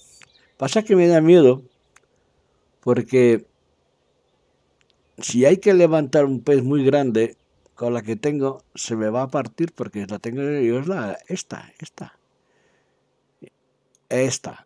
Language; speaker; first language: Spanish; native; Spanish